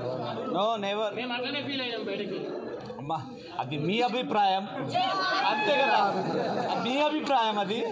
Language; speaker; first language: Telugu; non-native, learner; Hindi